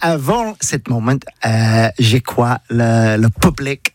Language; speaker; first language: French; non-native, learner; English